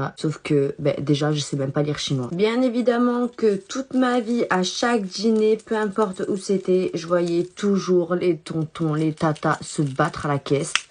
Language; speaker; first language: French; early bilingual, other home language; Chinese